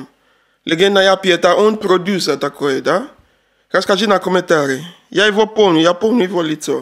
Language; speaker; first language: Russian; non-native, learner; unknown